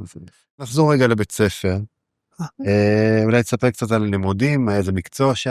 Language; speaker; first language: Hebrew; early bilingual, other home language; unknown